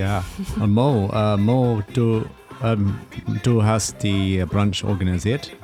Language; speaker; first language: German; non-native, learner; English